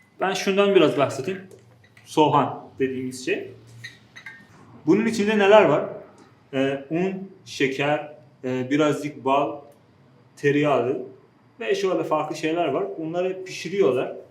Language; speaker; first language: Turkish; non-native, fluent; Persian